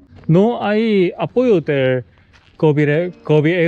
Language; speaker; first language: Spanish; non-native, learner; Korean